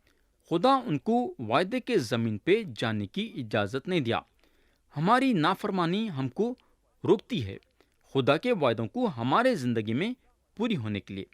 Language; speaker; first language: Urdu; native; Urdu